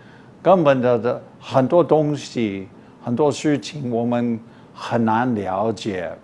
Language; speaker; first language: Chinese; non-native, fluent; English